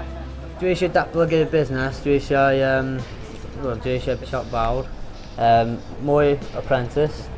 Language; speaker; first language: Welsh; non-native, local second language; English